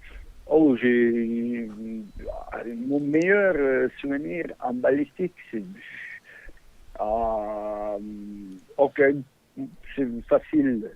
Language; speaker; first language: French; non-native, fluent; Bosnian